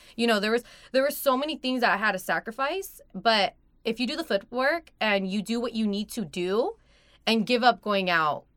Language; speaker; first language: English; early bilingual, other home language; Persian